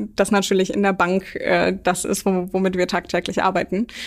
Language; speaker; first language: German; native; German